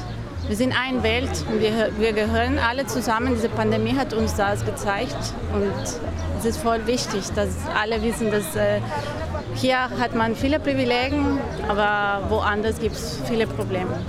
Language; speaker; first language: German; non-native, learner; Spanish